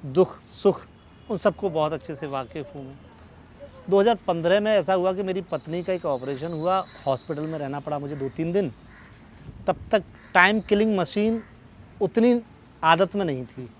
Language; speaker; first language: Hindi; native; Hindi